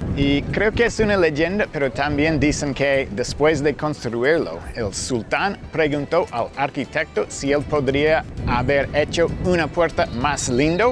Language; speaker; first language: Spanish; non-native, fluent; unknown